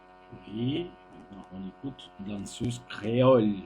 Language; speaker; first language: French; non-native, learner; Turkish